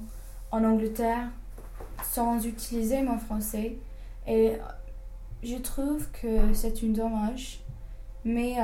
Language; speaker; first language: French; non-native, fluent; English